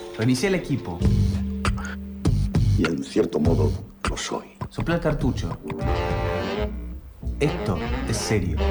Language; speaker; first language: Spanish; native; Spanish